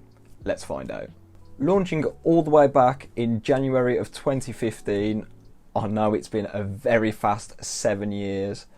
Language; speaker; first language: English; native; English